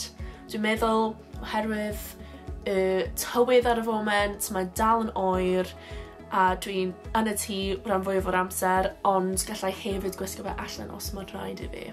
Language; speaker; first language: Welsh; non-native, local second language; English